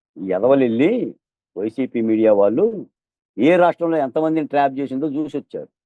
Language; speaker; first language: Telugu; native; Telugu